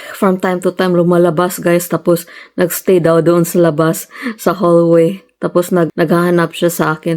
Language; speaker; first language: Filipino; non-native, local second language; Cebuano